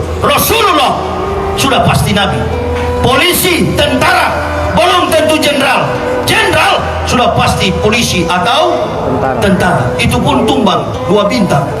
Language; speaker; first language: Indonesian; native; Indonesian